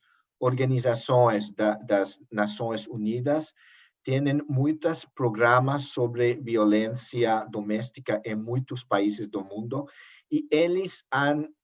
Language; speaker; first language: Portuguese; non-native, learner; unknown